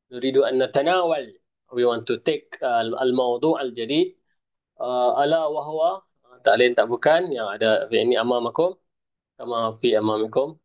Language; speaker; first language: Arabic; non-native, fluent; Malay